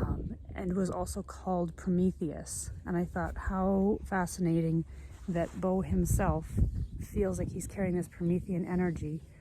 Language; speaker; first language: English; native; English